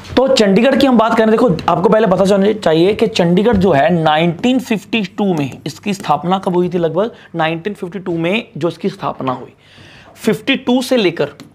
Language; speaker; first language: Hindi; non-native, local second language; Punjabi